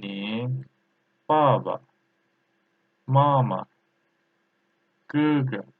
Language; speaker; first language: Chinese; non-native, fluent; Turkish